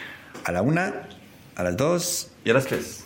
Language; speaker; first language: Spanish; native; Spanish